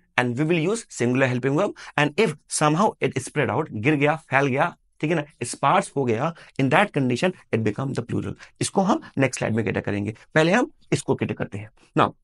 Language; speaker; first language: Hindi; native; Hindi